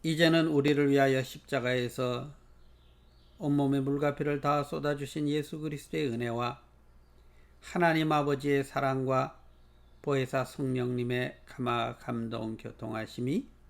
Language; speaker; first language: Korean; native; Korean